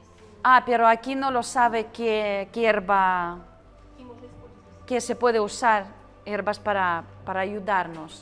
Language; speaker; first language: Spanish; non-native, learner; Russian